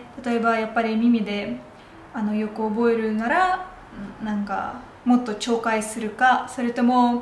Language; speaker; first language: Japanese; non-native, fluent; Russian